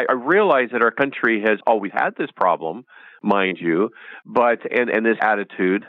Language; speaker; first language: English; native; English